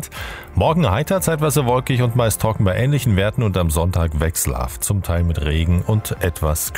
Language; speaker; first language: German; native; German